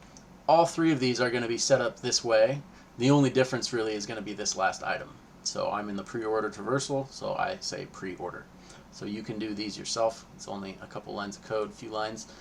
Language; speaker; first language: English; native; English